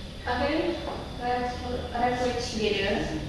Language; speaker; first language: English; non-native, learner; Indonesian